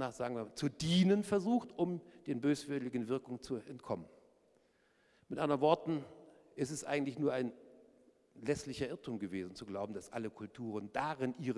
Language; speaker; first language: German; native; German